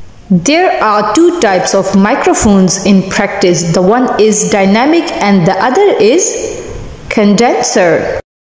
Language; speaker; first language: English; non-native, local second language; Pashto